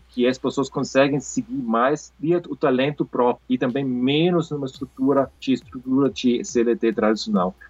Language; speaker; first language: Portuguese; non-native, fluent; German